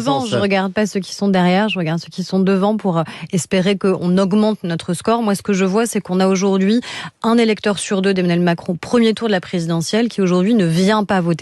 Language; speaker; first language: French; native; French